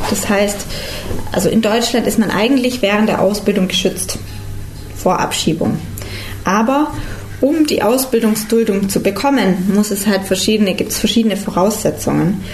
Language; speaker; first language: German; native; German